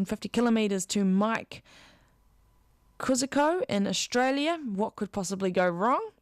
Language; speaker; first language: English; native; English